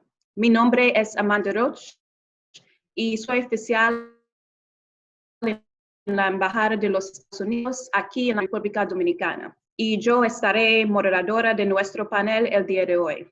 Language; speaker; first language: Spanish; non-native, fluent; English